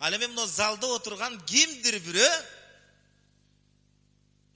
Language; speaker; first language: Kyrgyz; native; Kyrgyz